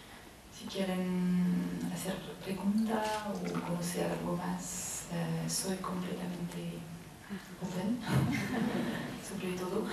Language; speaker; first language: Spanish; non-native, learner; French